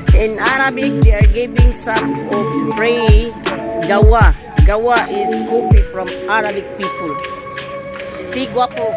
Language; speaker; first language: English; non-native, learner; Filipino